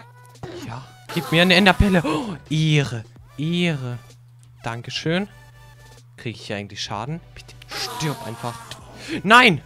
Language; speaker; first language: German; native; German